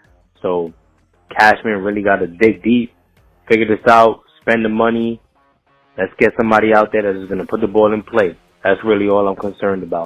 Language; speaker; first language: English; native; English